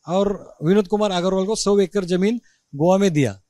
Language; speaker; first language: Hindi; non-native, local second language; Marathi